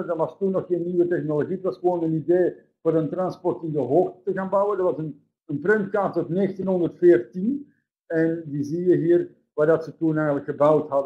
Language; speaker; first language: Dutch; native; Dutch